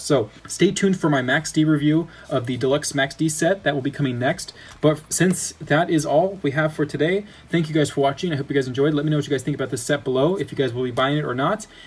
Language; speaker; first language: English; native; English